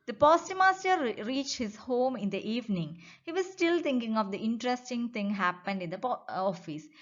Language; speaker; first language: English; non-native, local second language; Malayalam